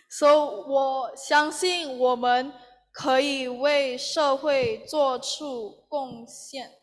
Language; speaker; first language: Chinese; early bilingual, heritage; Chinese